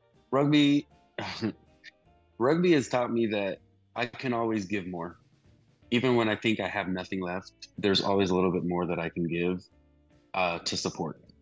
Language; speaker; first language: English; early bilingual, other home language; Spanish